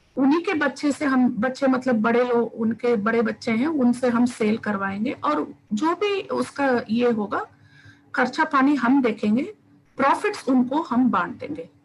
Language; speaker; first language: Hindi; non-native, local second language; Tamil